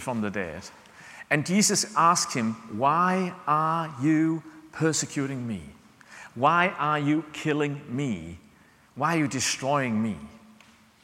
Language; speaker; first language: English; non-native, fluent; Danish